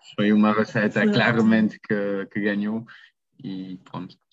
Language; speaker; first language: Portuguese; non-native, fluent; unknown